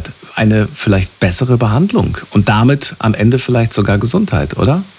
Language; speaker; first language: German; native; German